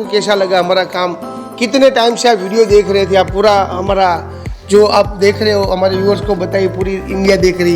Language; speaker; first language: Hindi; non-native, local second language; Gujarati